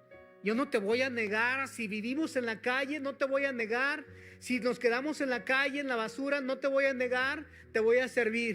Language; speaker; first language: Spanish; native; Spanish